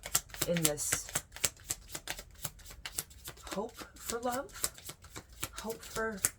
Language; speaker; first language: English; native; English